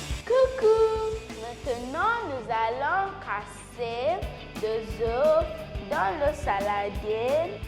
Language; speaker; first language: French; non-native, learner; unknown